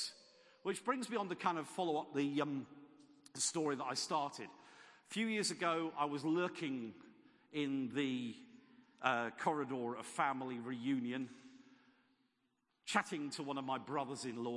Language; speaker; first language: English; native; English